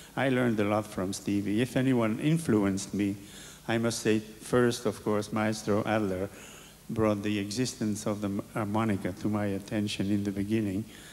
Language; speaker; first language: English; non-native, fluent; French